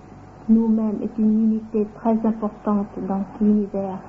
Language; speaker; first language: French; non-native, fluent; Vietnamese